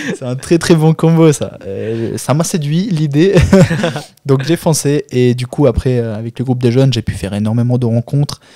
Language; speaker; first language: French; non-native, fluent; Albanian